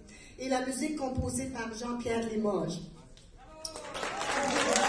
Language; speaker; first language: French; native; French